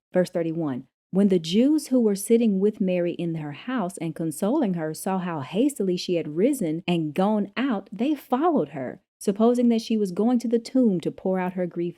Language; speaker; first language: English; native; English